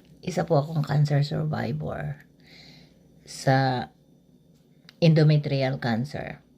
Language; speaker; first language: Filipino; native; Filipino